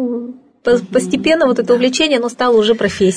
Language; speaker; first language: Russian; native; Russian